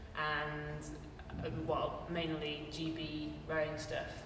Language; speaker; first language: English; native; English